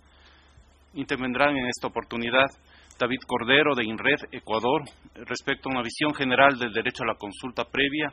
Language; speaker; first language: Spanish; native; Spanish